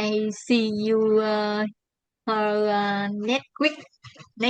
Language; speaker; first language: English; non-native, learner; Vietnamese